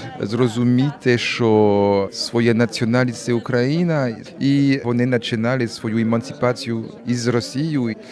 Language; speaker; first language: Ukrainian; non-native, learner; French